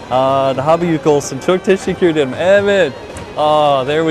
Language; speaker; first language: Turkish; non-native, learner; English